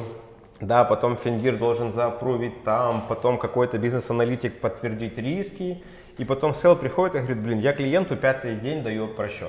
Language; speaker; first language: Russian; native; Russian